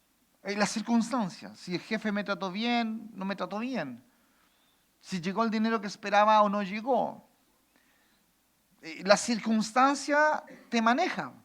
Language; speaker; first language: Spanish; native; Spanish